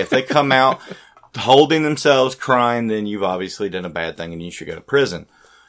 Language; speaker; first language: English; native; English